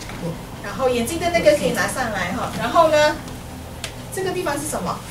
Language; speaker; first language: Chinese; native; Chinese